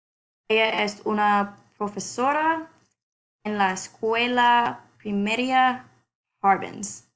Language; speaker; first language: Spanish; non-native, learner; English